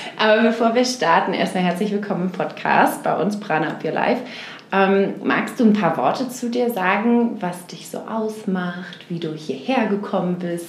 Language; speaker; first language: German; native; German